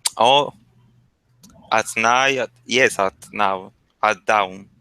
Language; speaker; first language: English; non-native, learner; Spanish